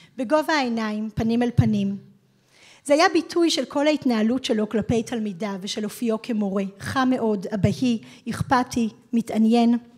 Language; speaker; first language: Hebrew; native; Hebrew